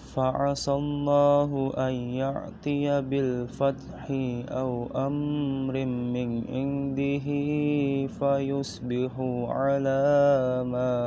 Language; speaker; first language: Arabic; non-native, learner; Indonesian